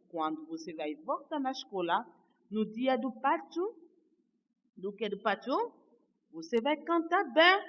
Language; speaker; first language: Portuguese; non-native, learner; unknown